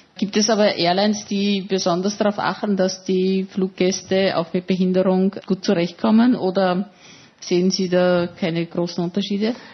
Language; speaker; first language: German; native; German